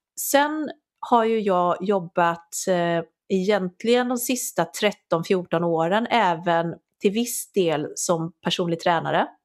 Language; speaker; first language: Swedish; native; Swedish